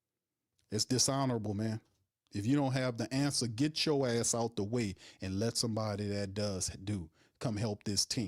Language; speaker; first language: English; native; English